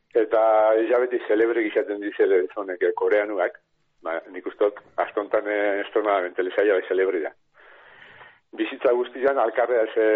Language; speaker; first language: Basque; native; Basque